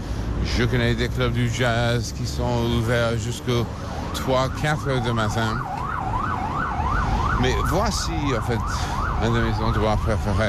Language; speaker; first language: French; non-native, fluent; English